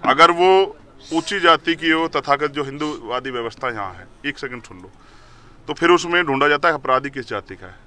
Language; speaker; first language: Hindi; native; Hindi